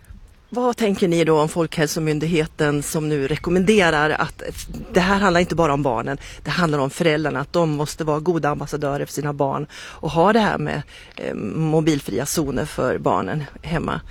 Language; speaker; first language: Swedish; native; Swedish